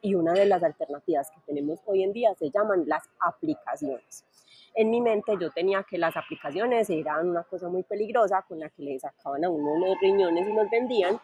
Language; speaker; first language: Spanish; native; Spanish